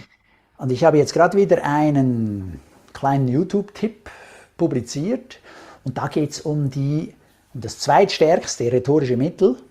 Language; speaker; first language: German; native; German